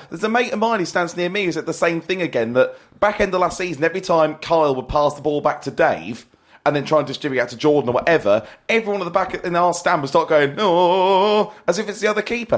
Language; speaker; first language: English; native; English